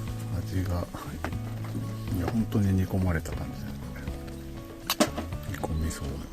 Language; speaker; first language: Japanese; native; Japanese